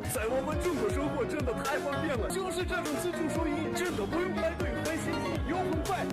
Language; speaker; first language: Chinese; non-native, fluent; Russian